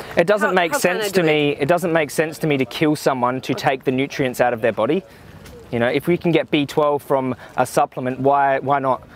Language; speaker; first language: English; native; English